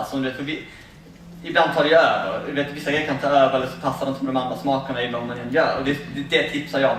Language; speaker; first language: Swedish; native; Swedish